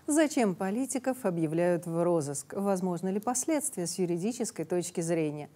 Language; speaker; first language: Russian; native; Russian